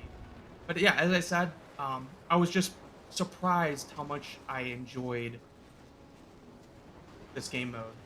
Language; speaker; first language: English; native; English